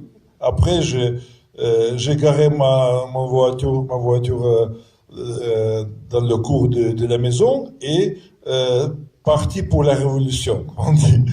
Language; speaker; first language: French; non-native, fluent; Russian